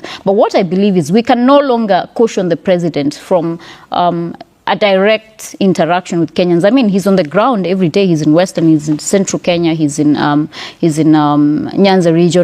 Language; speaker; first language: English; non-native, local second language; Kikuyu